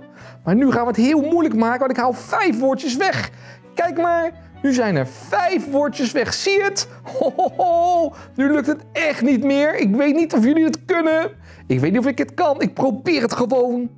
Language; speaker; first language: Dutch; native; Dutch